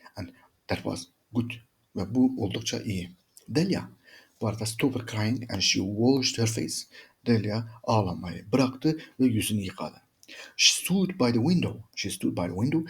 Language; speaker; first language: English; non-native, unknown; Turkish